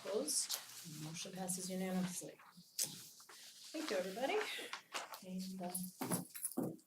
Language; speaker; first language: English; native; English